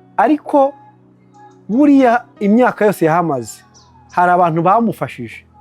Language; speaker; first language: Kinyarwanda; native; Kinyarwanda